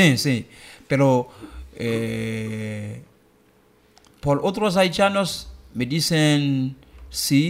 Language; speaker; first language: Spanish; non-native, learner; Haitian Creole